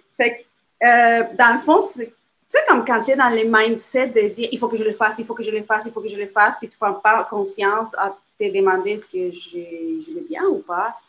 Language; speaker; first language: French; non-native, fluent; Spanish